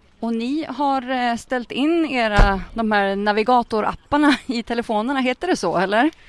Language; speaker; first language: Swedish; native; Swedish